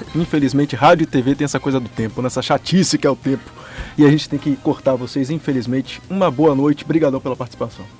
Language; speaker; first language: Portuguese; native; Portuguese